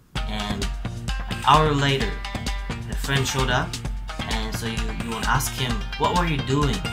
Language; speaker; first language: English; non-native, fluent; Japanese